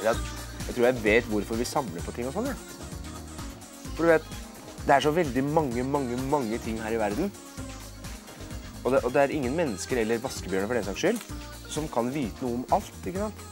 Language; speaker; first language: Norwegian; native; Norwegian